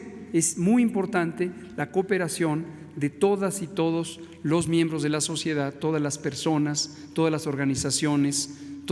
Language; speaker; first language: Spanish; native; Spanish